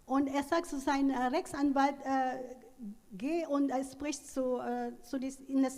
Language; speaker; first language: German; non-native, learner; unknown